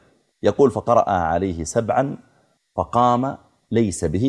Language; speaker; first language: Arabic; native; Arabic